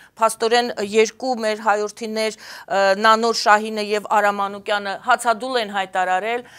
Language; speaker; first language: Armenian; native; Armenian